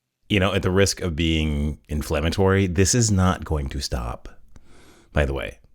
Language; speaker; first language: English; native; English